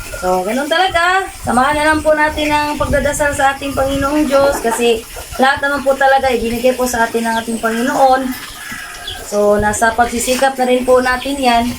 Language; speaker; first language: Filipino; non-native, local second language; Cebuano